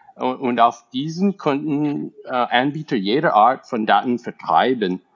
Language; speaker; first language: German; non-native, fluent; English